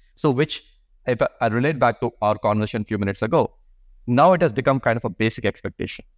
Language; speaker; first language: English; non-native, local second language; Hindi